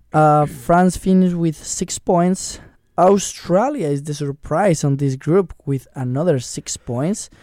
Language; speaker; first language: English; non-native, learner; Spanish